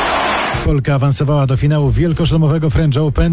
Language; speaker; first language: Polish; native; Polish